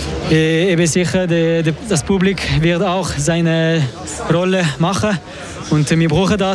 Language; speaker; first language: German; non-native, local second language; French